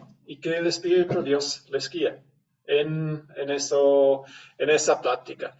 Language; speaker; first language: Spanish; non-native, fluent; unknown